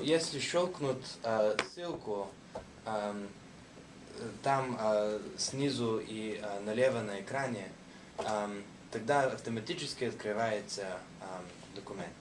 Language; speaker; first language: Russian; non-native, learner; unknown